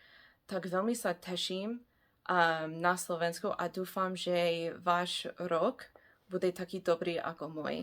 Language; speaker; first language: Slovak; non-native, fluent; English